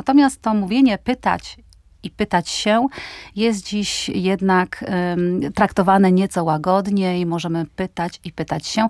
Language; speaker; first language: Polish; native; Polish